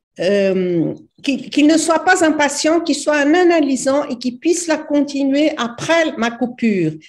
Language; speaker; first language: French; non-native, fluent; Portuguese